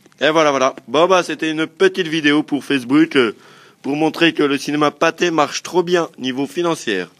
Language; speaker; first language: French; native; French